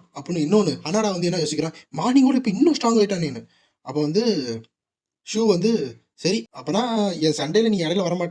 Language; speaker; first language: Tamil; native; Tamil